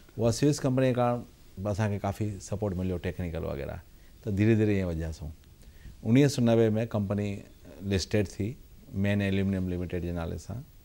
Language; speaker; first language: Sindhi; early bilingual, heritage; Sindhi